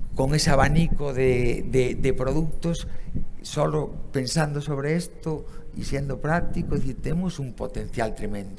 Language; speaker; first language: Spanish; non-native, local second language; Galician